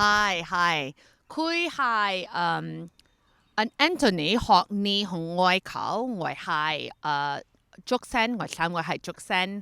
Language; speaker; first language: Cantonese; early bilingual, heritage; Cantonese